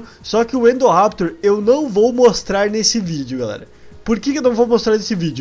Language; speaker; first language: Portuguese; native; Portuguese